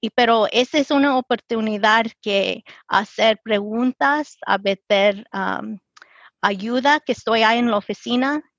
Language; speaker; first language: Spanish; early bilingual, heritage; Spanish